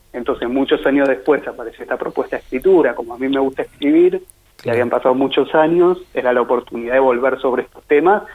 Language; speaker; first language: Spanish; native; Spanish